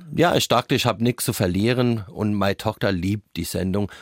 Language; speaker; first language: German; non-native, fluent; English